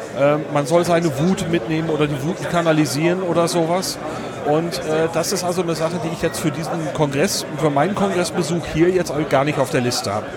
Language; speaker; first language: German; native; German